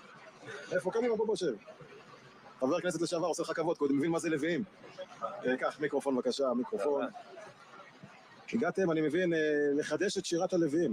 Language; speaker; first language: Hebrew; native; Hebrew